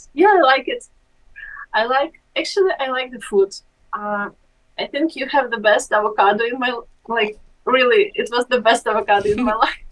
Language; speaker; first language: English; non-native, fluent; Ukrainian